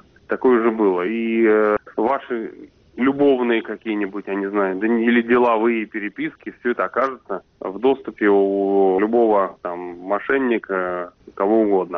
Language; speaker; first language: Russian; native; Russian